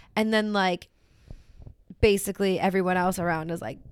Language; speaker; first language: English; native; English